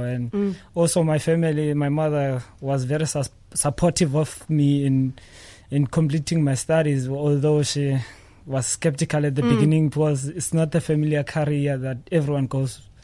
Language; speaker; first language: English; non-native, local second language; Xhosa